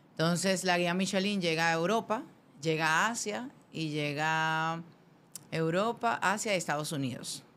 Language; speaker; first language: Spanish; native; Spanish